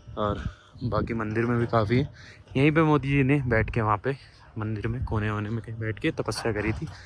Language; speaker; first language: Hindi; native; Hindi